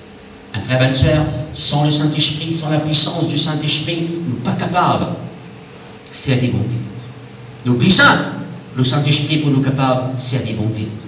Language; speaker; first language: French; non-native, local second language; Morisyen